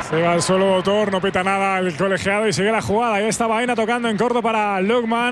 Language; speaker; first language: Spanish; native; Spanish